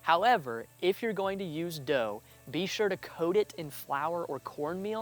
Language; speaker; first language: English; native; English